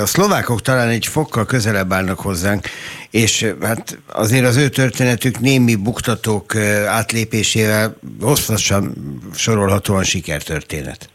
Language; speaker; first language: Hungarian; native; Hungarian